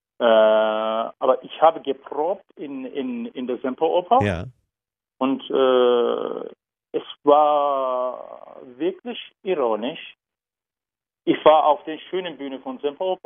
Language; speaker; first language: German; non-native, learner; Turkish